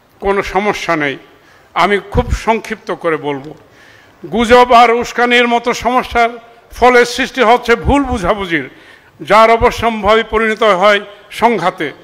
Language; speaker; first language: Bangla; non-native, local second language; Marma